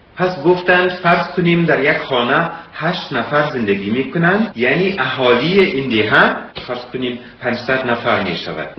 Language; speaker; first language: Persian; non-native, fluent; German